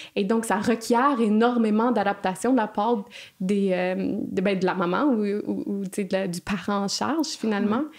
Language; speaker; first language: French; non-native, fluent; English